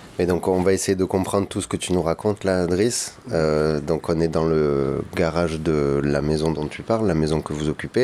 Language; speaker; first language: French; native; French